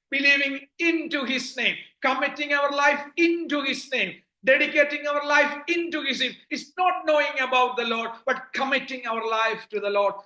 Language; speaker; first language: English; non-native, local second language; Malayalam